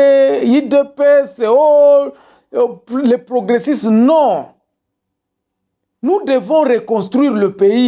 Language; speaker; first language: French; non-native, local second language; Lingala